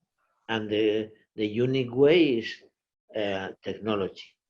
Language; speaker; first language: English; non-native, learner; Portuguese